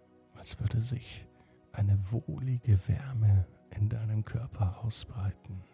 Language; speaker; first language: German; native; German